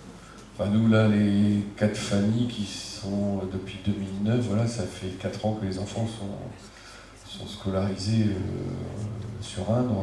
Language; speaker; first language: French; native; French